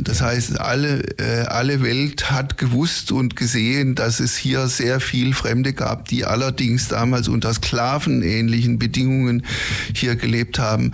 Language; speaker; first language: German; native; German